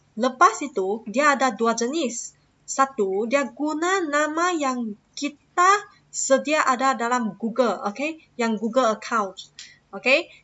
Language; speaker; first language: Malay; non-native, local second language; Chinese